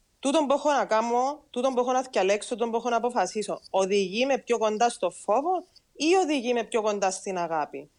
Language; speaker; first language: Greek; native; Greek